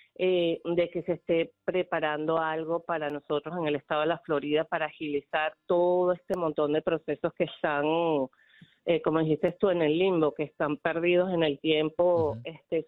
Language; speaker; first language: Spanish; native; Spanish